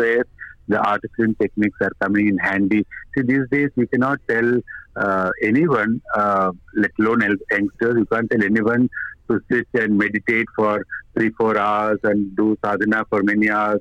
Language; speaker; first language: English; non-native, local second language; Malayalam